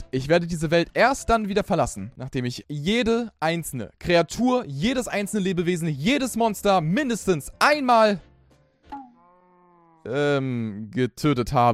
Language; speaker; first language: German; native; German